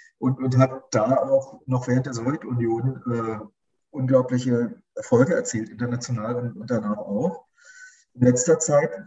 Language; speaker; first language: German; native; German